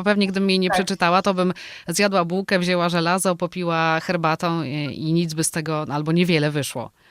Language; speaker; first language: Polish; native; Polish